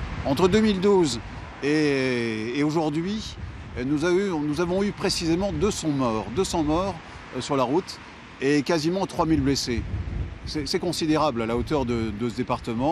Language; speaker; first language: French; native; French